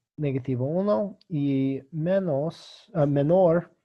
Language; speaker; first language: Spanish; non-native, learner; English